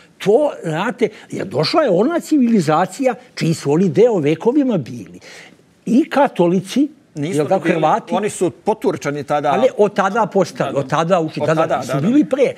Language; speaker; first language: Serbian; native; Serbian